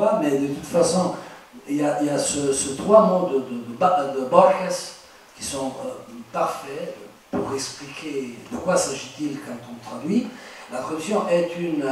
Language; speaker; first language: French; non-native, fluent; Italian